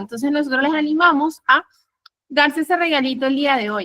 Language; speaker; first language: Spanish; native; Spanish